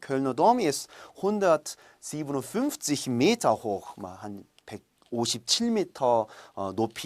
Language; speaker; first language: German; non-native, fluent; Korean